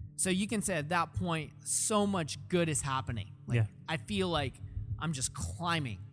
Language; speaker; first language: English; early bilingual, other home language; Russian